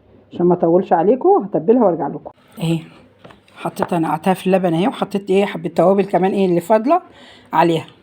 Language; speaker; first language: Arabic; native; Arabic